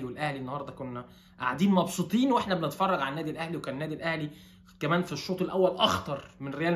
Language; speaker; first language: Arabic; native; Arabic